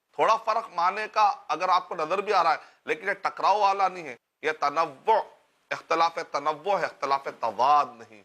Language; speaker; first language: Urdu; native; Urdu